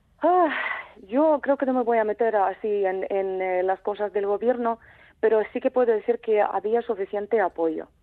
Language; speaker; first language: Spanish; non-native, fluent; Ukrainian